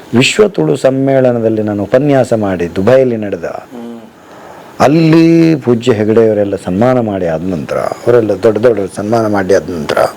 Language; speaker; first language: Kannada; non-native, local second language; Tulu